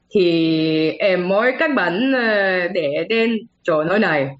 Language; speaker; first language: Vietnamese; non-native, learner; Polish